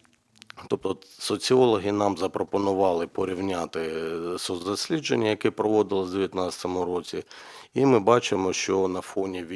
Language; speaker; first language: Ukrainian; native; Ukrainian